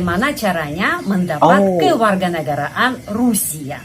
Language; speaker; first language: Indonesian; non-native, fluent; Russian